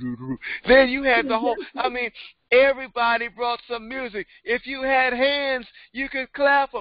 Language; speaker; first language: English; native; English